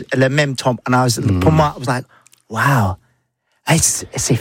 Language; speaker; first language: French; non-native, learner; English